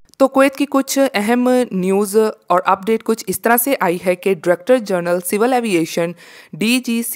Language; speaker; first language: Urdu; native; Urdu